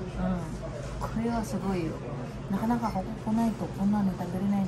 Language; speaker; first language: Japanese; non-native, learner; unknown